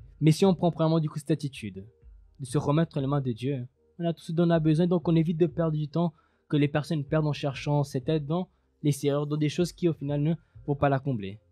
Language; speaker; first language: French; native; French